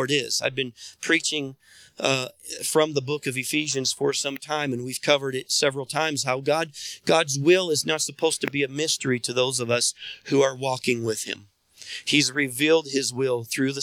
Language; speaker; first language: English; native; English